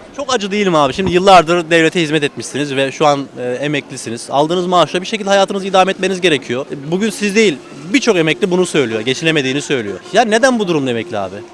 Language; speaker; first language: Turkish; native; Turkish